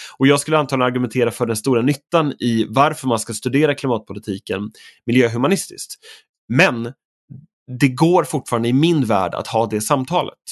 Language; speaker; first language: Swedish; native; Swedish